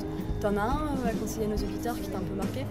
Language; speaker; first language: French; native; French